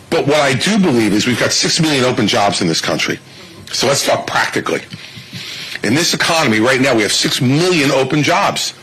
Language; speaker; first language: English; native; English